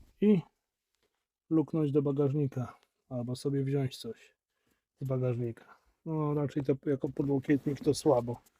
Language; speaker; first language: Polish; native; Polish